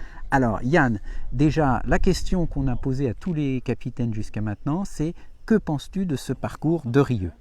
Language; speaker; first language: French; native; French